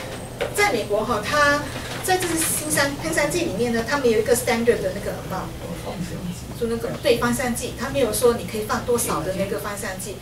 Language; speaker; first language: Chinese; native; Chinese